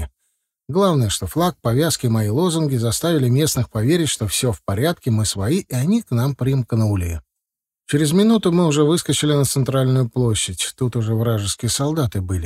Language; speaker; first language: Russian; native; Russian